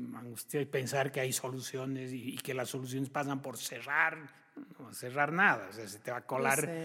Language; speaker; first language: Spanish; native; Spanish